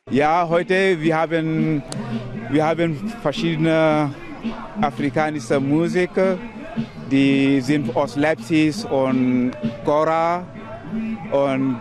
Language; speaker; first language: German; non-native, learner; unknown